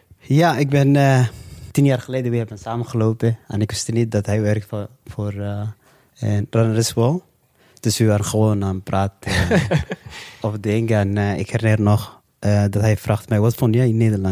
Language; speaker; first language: Dutch; non-native, local second language; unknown